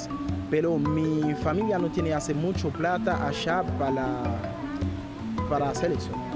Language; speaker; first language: Spanish; non-native, learner; Haitian Creole